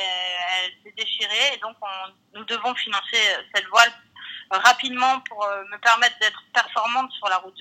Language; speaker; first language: French; native; French